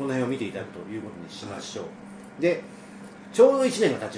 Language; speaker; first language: Japanese; native; Japanese